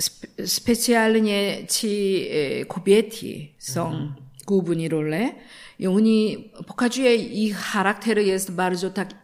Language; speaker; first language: Polish; non-native, learner; Korean